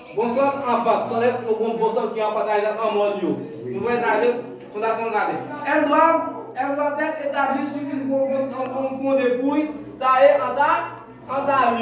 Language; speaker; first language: French; non-native, local second language; Haitian Creole